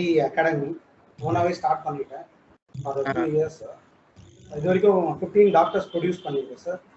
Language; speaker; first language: Tamil; native; Tamil